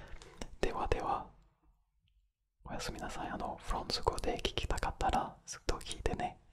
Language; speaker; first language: Japanese; non-native, fluent; French